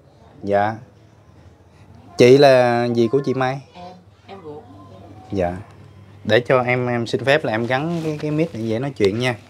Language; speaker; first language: Vietnamese; native; Vietnamese